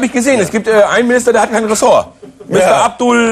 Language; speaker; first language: German; native; German